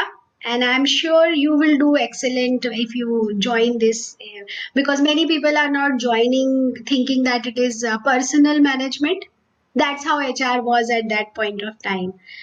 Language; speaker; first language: English; non-native, local second language; Hindi